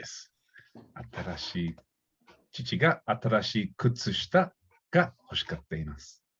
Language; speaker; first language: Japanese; non-native, fluent; English